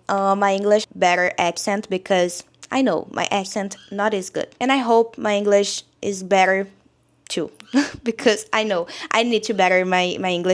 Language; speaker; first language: English; non-native, learner; Portuguese